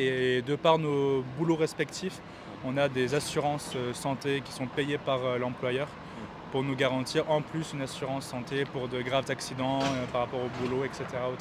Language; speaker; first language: French; native; French